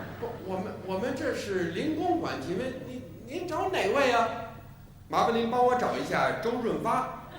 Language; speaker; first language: Chinese; non-native, fluent; English